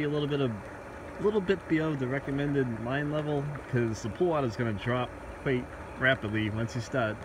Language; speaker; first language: English; native; English